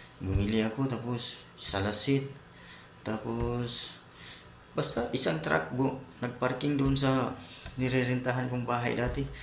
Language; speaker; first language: Filipino; non-native, local second language; Cebuano